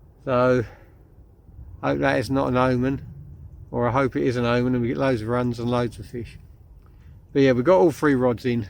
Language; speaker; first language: English; native; English